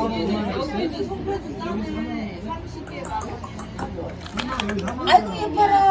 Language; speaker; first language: Korean; native; Korean